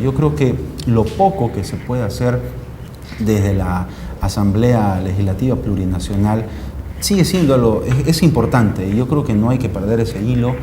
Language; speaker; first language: Spanish; native; Spanish